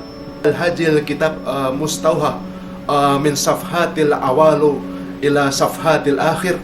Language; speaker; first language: Arabic; non-native, learner; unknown